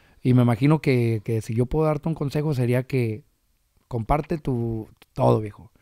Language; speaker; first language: Spanish; early bilingual, heritage; Spanish